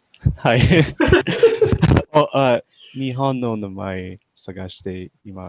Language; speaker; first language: Japanese; non-native, learner; English